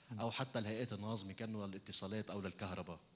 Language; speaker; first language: Arabic; native; Arabic